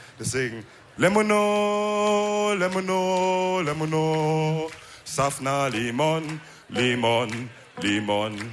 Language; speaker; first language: German; early bilingual, other home language; Wolof